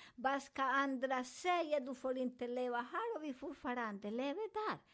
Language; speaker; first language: Swedish; non-native, learner; Spanish